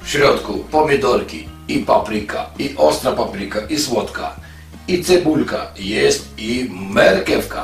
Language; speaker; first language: Polish; non-native, fluent; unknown